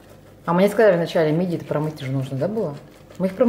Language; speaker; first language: Russian; native; Russian